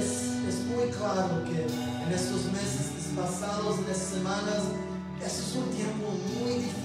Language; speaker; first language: Spanish; non-native, learner; English